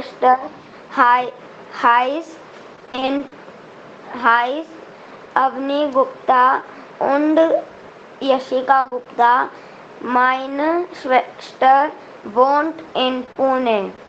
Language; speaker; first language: German; non-native, learner; Hindi